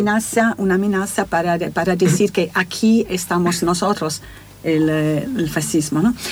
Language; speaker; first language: Spanish; non-native, learner; Italian